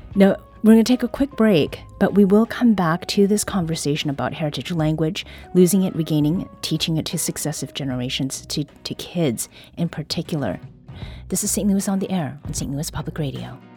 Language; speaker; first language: English; early bilingual, other home language; Korean